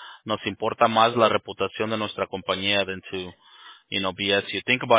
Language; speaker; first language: Spanish; early bilingual, heritage; Spanish